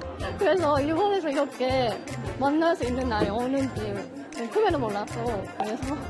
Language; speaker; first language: Korean; non-native, learner; Japanese